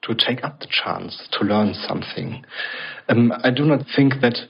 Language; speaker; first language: English; non-native, fluent; German